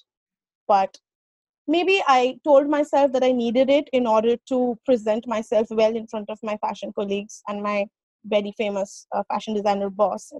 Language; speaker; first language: English; non-native, local second language; Bangla